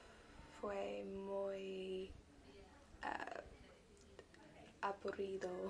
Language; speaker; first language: Spanish; non-native, learner; English